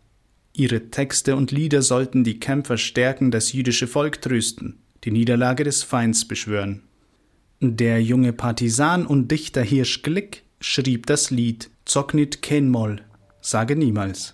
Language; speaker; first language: German; native; German